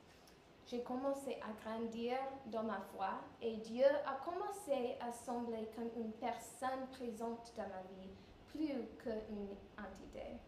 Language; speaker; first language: French; non-native, learner; English